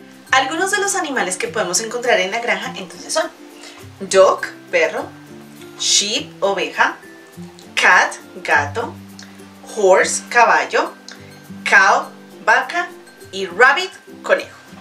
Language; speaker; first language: Spanish; native; Spanish